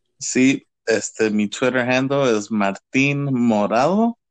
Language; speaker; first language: Spanish; early bilingual, heritage; Spanish